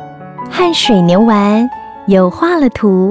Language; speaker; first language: Chinese; native; Chinese